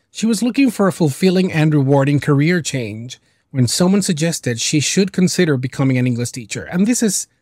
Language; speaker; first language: English; early bilingual, other home language; Spanish